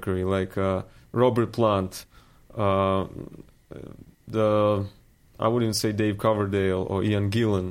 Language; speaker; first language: English; non-native, fluent; Russian